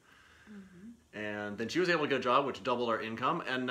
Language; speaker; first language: English; native; English